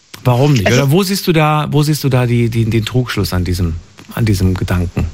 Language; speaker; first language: German; native; German